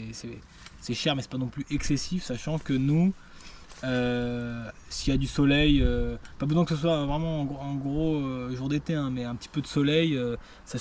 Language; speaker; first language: French; native; French